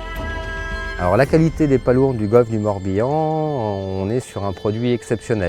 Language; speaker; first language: French; native; French